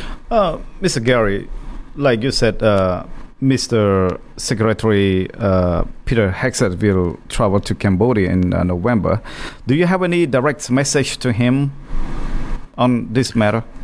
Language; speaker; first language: English; non-native, fluent; Khmer